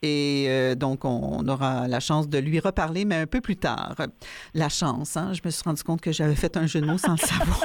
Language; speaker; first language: French; native; French